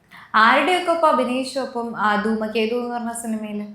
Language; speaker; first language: Malayalam; native; Malayalam